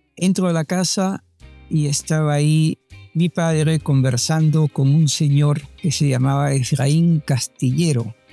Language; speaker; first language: Spanish; native; Spanish